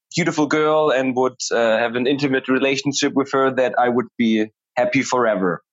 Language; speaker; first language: English; non-native, fluent; German